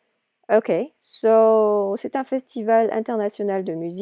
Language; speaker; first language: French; non-native, fluent; English